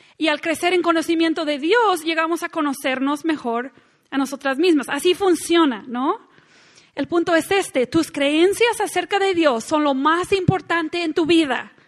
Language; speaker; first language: Spanish; non-native, fluent; English